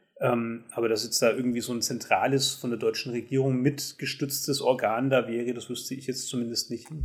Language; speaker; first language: German; native; German